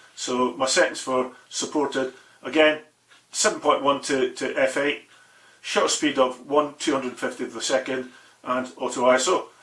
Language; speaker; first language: English; native; English